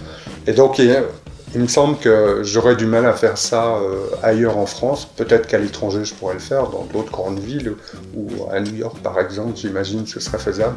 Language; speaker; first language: French; native; French